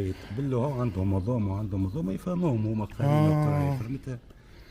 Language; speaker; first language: Arabic; native; Arabic